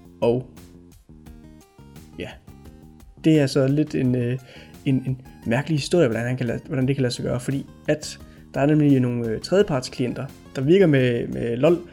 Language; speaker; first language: Danish; native; Danish